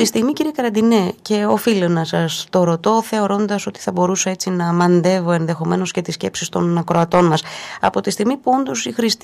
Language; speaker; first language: Greek; native; Greek